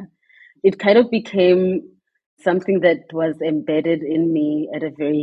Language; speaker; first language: English; non-native, local second language; Tswana